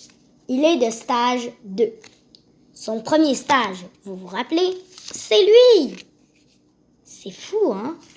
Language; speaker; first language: French; native; French